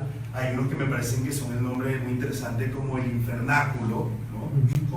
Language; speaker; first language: Spanish; native; Spanish